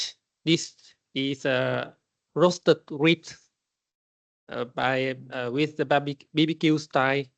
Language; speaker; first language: English; non-native, learner; Vietnamese